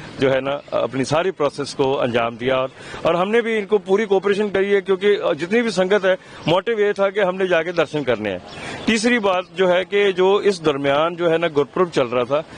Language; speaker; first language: Urdu; non-native, local second language; Punjabi